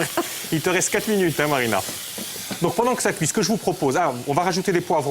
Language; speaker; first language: French; native; French